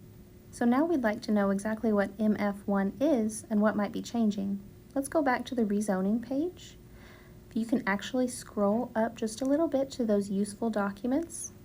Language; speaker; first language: English; native; English